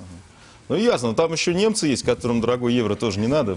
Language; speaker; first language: Russian; native; Russian